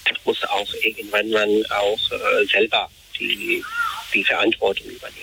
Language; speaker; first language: German; non-native, fluent; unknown